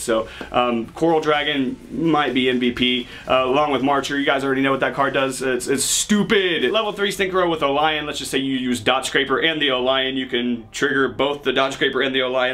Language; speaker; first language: English; native; English